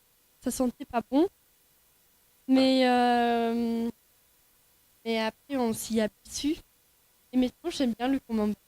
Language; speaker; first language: French; non-native, fluent; Norwegian